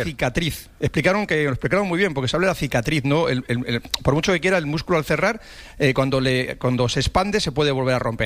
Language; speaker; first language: Spanish; native; Spanish